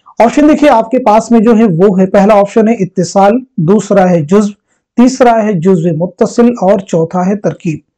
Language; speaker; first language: Hindi; native; Hindi